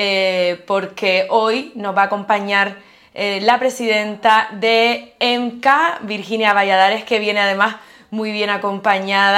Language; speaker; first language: Spanish; native; Spanish